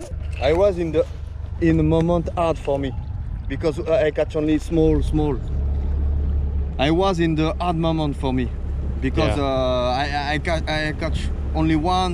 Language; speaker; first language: English; non-native, learner; French